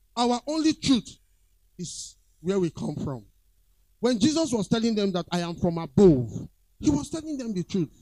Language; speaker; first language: English; non-native, local second language; Yoruba